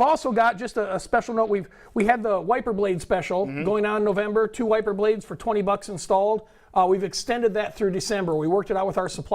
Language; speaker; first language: English; native; English